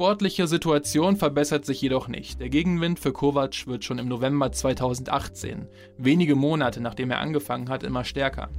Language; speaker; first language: German; native; German